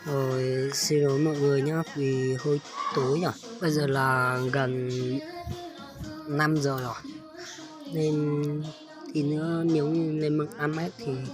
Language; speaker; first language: Vietnamese; non-native, local second language; Hmong